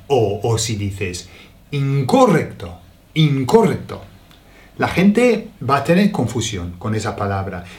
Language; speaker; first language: Spanish; non-native, fluent; English